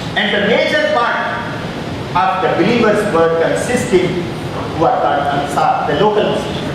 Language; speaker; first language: English; non-native, local second language; Urdu